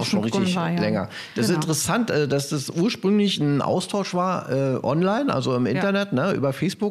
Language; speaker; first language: German; native; German